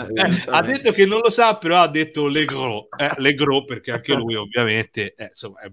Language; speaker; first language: Italian; native; Italian